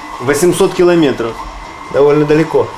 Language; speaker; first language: Russian; native; Russian